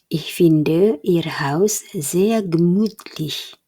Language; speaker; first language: German; non-native, fluent; Indonesian